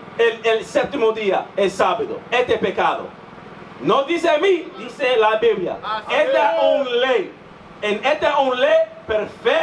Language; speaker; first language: Spanish; non-native, learner; English